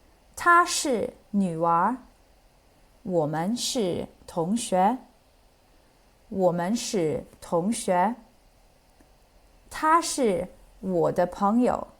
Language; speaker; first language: Chinese; non-native, fluent; English